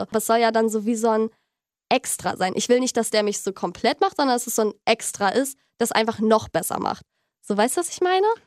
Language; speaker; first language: German; native; German